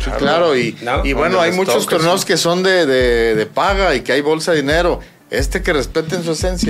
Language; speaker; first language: Spanish; native; Spanish